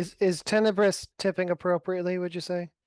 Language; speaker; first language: English; native; English